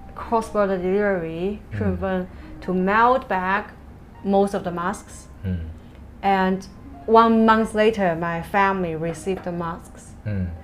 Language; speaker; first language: English; non-native, fluent; Chinese